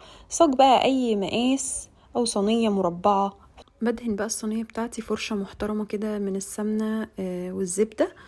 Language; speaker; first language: Arabic; native; Arabic